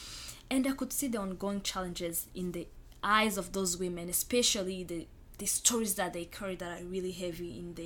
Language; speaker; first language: English; non-native, local second language; Kinyarwanda